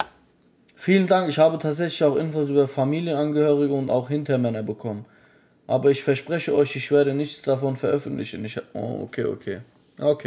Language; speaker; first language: German; native; German